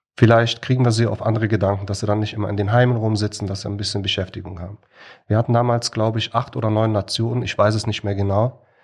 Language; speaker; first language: German; early bilingual, other home language; Arabic